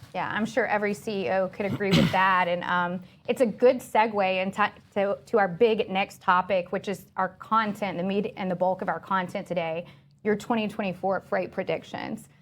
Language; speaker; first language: English; native; English